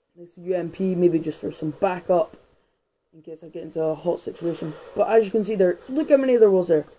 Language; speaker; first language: English; native; English